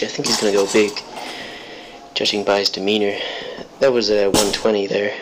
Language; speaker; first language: English; native; English